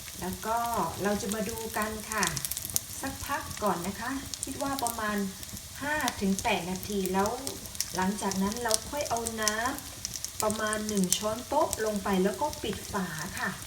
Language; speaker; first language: Thai; native; Thai